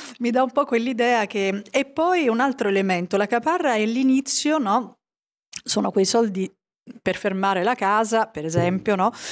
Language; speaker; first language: Italian; native; Italian